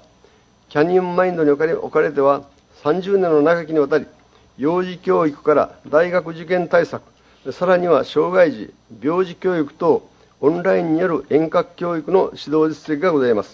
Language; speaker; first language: Japanese; native; Japanese